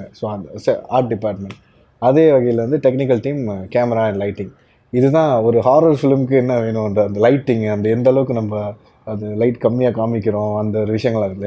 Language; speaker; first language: Tamil; native; Tamil